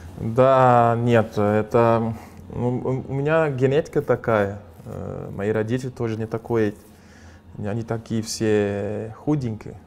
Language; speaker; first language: Russian; non-native, fluent; Portuguese